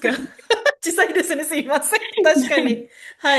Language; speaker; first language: Japanese; non-native, fluent; Indonesian